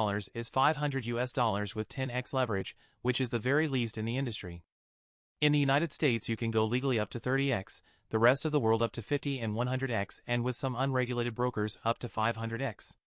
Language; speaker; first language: English; non-native, fluent; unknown